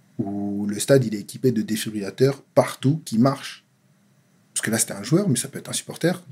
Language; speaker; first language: French; native; French